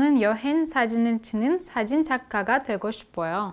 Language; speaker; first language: Korean; non-native, fluent; Russian